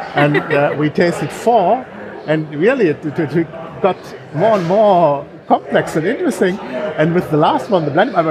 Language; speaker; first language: English; non-native, fluent; German